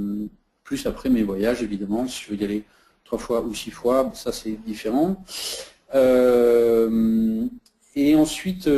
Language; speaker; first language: French; native; French